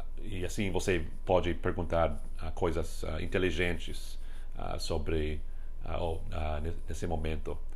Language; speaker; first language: Portuguese; non-native, fluent; English